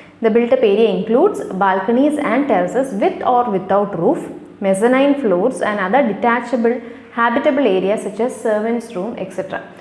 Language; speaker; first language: English; non-native, local second language; Malayalam